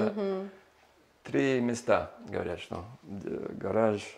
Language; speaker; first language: Russian; non-native, learner; English